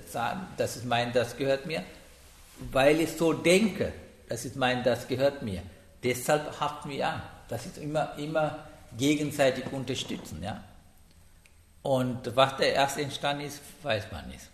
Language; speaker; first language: German; non-native, learner; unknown